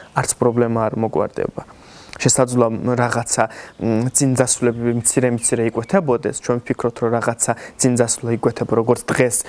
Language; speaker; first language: Georgian; non-native, local second language; Azerbaijani